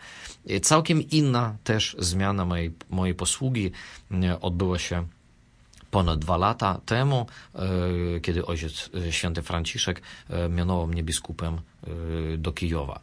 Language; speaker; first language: Polish; non-native, fluent; Russian